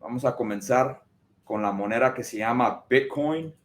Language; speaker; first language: Spanish; early bilingual, heritage; Spanish